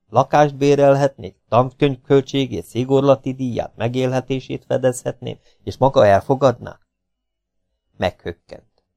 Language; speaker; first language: Hungarian; native; Hungarian